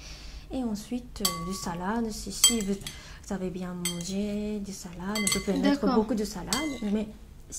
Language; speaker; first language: French; non-native, learner; Japanese